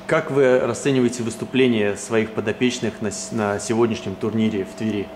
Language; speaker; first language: Russian; native; Russian